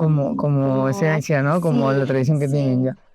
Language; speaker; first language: Spanish; native; Spanish